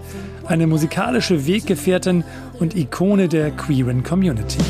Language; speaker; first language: German; native; German